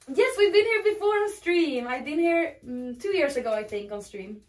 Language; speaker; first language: English; non-native, fluent; Swedish